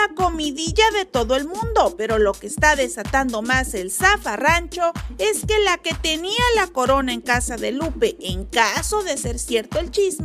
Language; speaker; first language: Spanish; native; Spanish